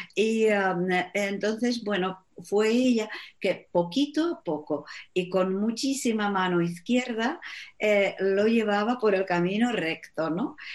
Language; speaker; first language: Spanish; non-native, fluent; Czech